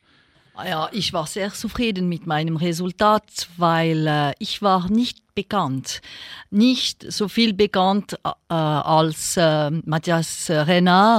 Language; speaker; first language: German; non-native, local second language; French